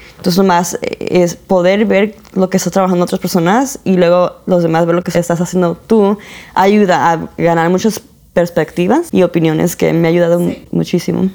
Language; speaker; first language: Spanish; early bilingual, heritage; Spanish